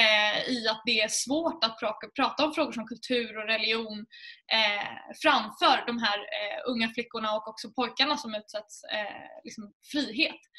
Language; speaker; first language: Swedish; native; Swedish